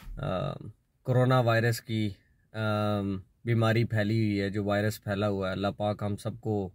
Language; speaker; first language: Urdu; non-native, local second language; Punjabi